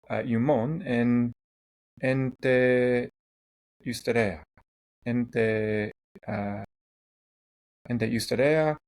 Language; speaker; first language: Greek; non-native, fluent; English